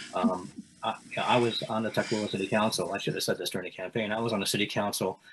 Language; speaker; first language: English; native; English